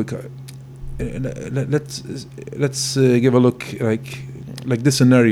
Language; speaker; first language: English; non-native, fluent; Yiddish